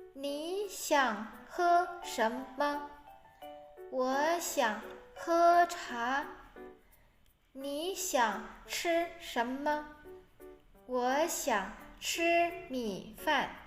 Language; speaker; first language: Chinese; non-native, fluent; Indonesian